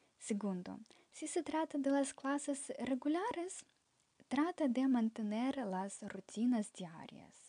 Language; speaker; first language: Spanish; non-native, fluent; Ukrainian